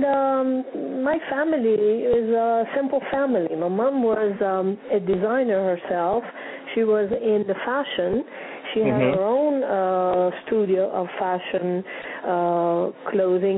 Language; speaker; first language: English; non-native, fluent; Italian